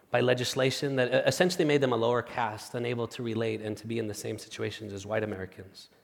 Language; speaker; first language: English; non-native, fluent; Spanish